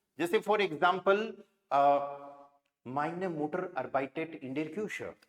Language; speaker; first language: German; non-native, fluent; Hindi